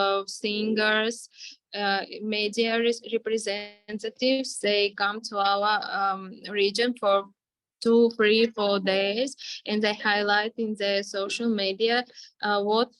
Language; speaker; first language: English; non-native, fluent; Armenian